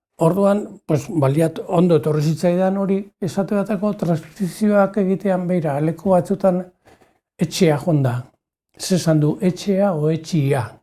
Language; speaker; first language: Basque; non-native, local second language; Spanish